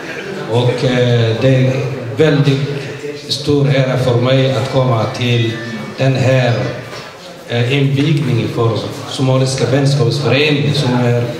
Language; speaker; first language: Swedish; non-native, fluent; Somali